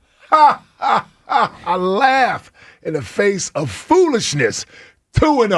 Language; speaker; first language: English; native; English